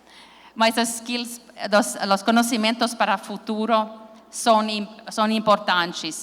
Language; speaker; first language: Portuguese; non-native, learner; Finnish